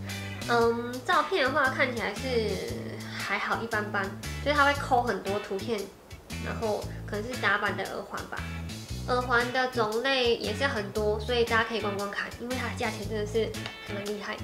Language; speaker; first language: Chinese; native; Chinese